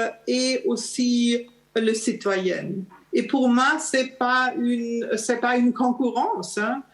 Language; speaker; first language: French; non-native, fluent; German